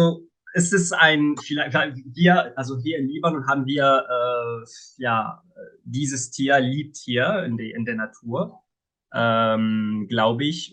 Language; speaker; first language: German; non-native, fluent; Arabic